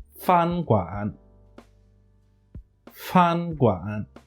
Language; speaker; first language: Chinese; non-native, fluent; English